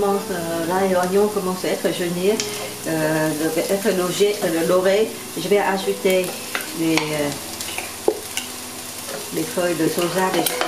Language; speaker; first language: French; non-native, learner; Vietnamese